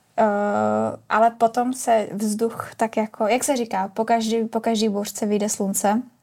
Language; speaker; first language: Czech; native; Czech